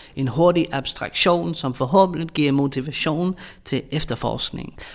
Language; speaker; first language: Danish; non-native, fluent; English